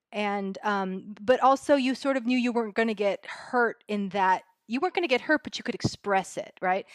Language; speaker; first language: English; early bilingual, other home language; Spanish